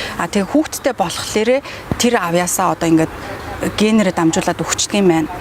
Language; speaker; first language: Mongolian; early bilingual, heritage; Mongolian